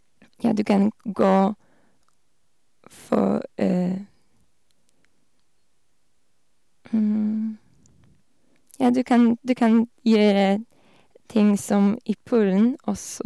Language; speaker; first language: Norwegian; non-native, learner; Polish